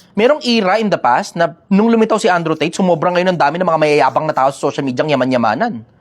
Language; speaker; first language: Filipino; native; Filipino